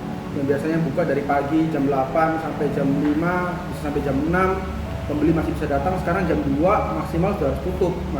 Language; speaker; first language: Indonesian; native; Indonesian